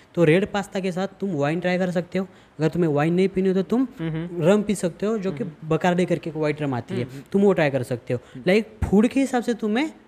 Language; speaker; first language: Hindi; non-native, local second language; Marathi